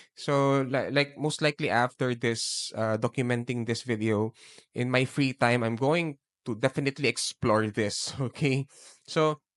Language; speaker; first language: English; non-native, local second language; Filipino